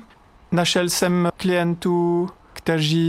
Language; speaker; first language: Czech; non-native, fluent; French